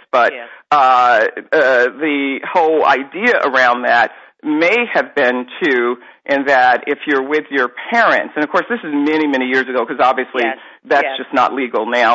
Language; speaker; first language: English; native; English